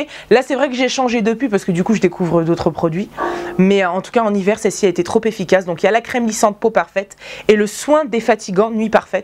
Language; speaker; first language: French; native; French